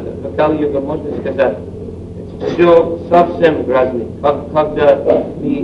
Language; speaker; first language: Russian; non-native, learner; English